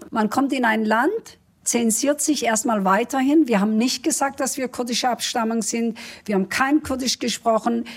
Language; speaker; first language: German; early bilingual, other home language; Kurdish